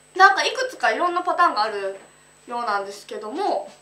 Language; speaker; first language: Japanese; native; Japanese